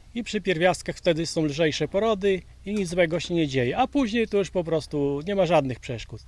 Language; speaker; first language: Polish; native; Polish